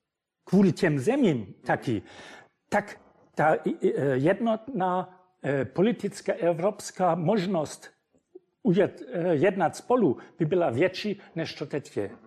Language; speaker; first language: Czech; non-native, fluent; German